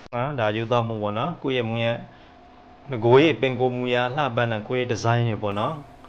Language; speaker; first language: Burmese; native; Burmese